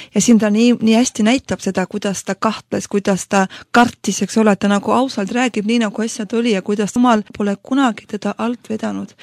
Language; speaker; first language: Estonian; non-native, local second language; Russian